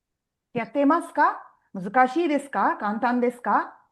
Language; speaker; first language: Japanese; non-native, fluent; Tamil